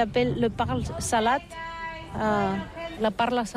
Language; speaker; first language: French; non-native, learner; Catalan